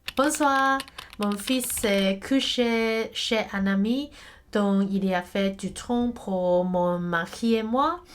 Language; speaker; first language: French; non-native, learner; Cantonese